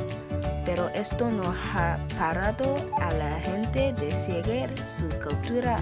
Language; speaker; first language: Spanish; non-native, learner; English